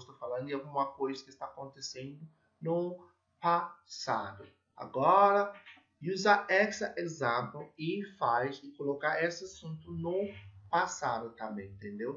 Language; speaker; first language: Portuguese; non-native, fluent; English